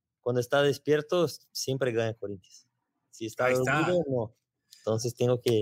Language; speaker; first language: Spanish; non-native, learner; Portuguese